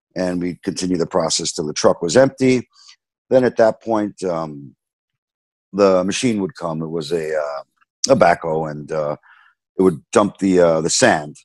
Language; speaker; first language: English; native; English